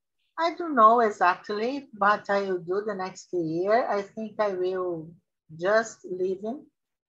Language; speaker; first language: English; non-native, learner; Portuguese